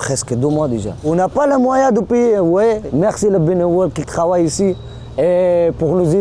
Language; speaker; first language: French; non-native, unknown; Persian